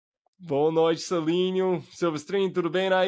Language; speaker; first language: Portuguese; non-native, fluent; English